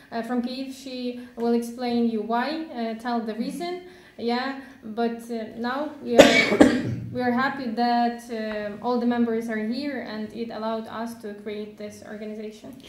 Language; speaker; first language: English; non-native, fluent; Ukrainian